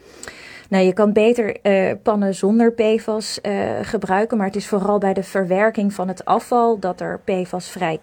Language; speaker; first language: Dutch; native; Dutch